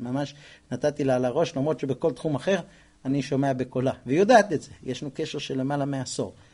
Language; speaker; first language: Hebrew; non-native, fluent; English